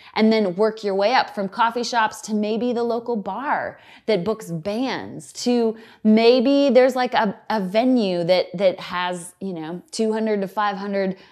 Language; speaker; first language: English; native; English